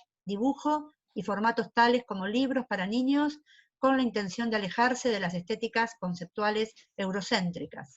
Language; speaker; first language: Spanish; native; Spanish